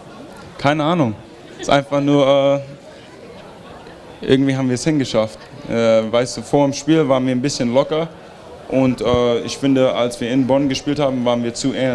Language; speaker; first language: German; early bilingual, heritage; German